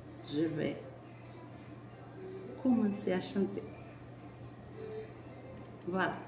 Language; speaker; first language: French; non-native, learner; Portuguese